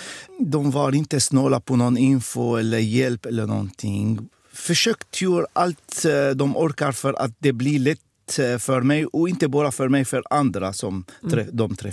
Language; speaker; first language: Swedish; non-native, fluent; Arabic